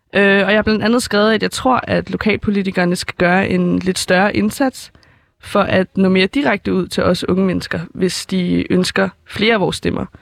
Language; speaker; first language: Danish; native; Danish